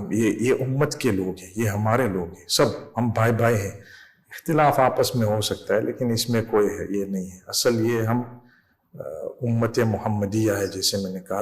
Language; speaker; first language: Urdu; non-native, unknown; English